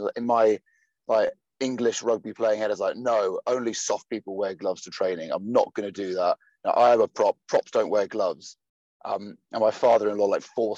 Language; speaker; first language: English; native; English